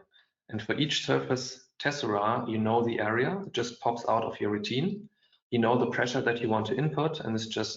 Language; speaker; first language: English; non-native, fluent; German